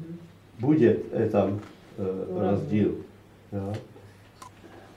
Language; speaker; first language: Russian; non-native, learner; Slovak